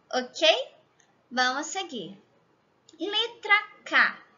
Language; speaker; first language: Spanish; non-native, fluent; Portuguese